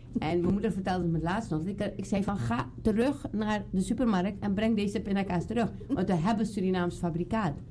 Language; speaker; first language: Dutch; native; Dutch